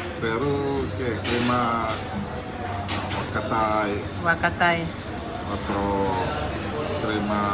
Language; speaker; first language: Spanish; non-native, learner; Malayalam